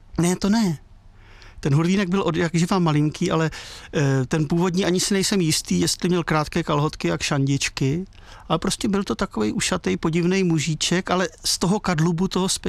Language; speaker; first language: Czech; native; Czech